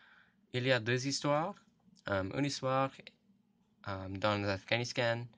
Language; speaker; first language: French; non-native, learner; English